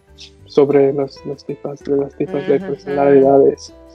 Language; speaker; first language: Spanish; non-native, learner; English